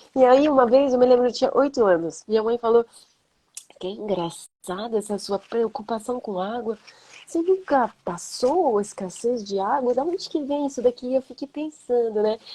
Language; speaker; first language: Portuguese; non-native, fluent; French